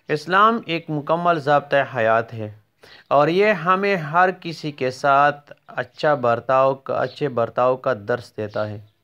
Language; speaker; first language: Urdu; non-native, local second language; Pashto